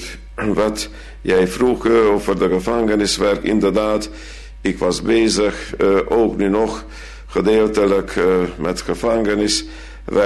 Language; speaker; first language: Dutch; non-native, fluent; Hungarian